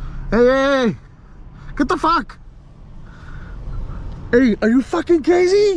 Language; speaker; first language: English; early bilingual, other home language; Spanish